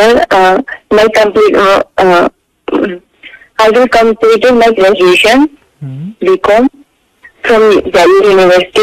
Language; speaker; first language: English; non-native, local second language; Hindi